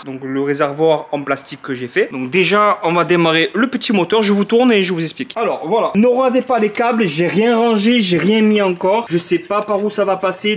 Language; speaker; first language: French; native; French